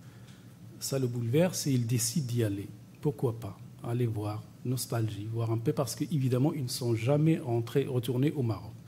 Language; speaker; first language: French; non-native, local second language; Arabic